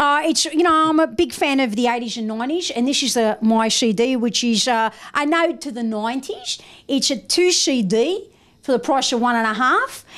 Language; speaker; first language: English; early bilingual, other home language; Greek